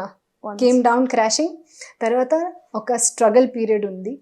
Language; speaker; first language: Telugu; non-native, local second language; Hindi